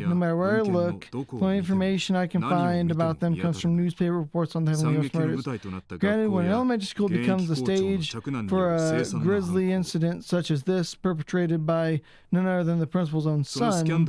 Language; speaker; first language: English; native; English